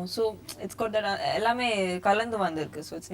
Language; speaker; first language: Tamil; non-native, fluent; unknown